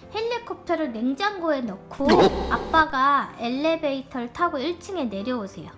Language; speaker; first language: Korean; native; Korean